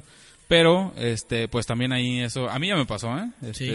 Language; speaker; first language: Spanish; native; Spanish